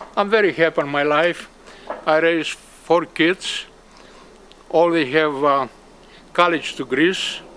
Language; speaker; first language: English; non-native, learner; Greek